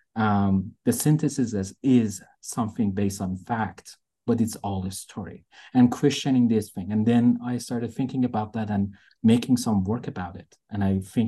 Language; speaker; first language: English; non-native, fluent; Persian